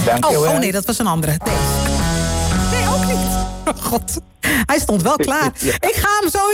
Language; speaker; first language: Dutch; native; Dutch